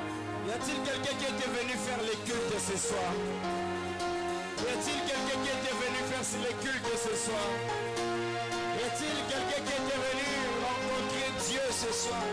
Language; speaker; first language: French; non-native, local second language; Lingala